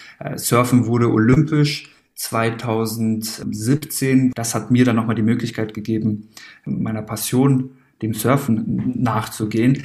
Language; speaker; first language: German; early bilingual, other home language; Persian